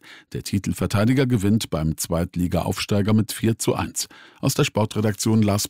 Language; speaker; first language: German; native; German